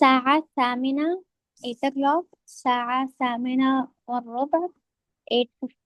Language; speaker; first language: Arabic; non-native, learner; Urdu